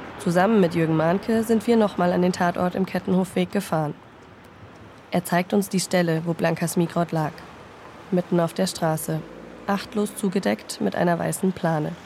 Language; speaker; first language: German; native; German